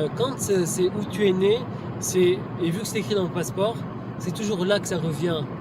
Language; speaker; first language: French; native; French